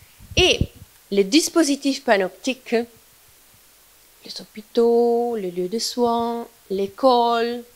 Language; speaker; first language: French; non-native, fluent; Italian